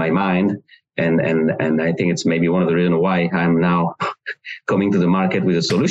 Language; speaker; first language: English; non-native, fluent; French